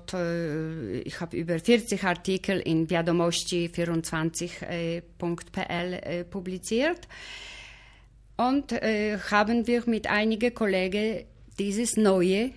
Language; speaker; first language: German; non-native, fluent; Polish